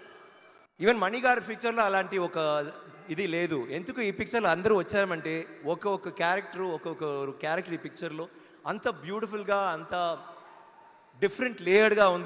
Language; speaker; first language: Telugu; non-native, fluent; Tamil